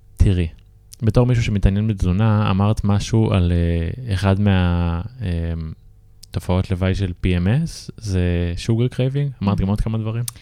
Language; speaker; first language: Hebrew; native; Hebrew